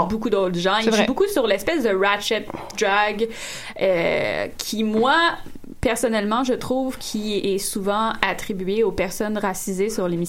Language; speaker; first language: French; native; French